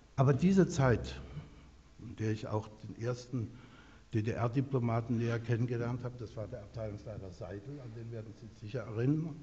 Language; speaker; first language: German; native; German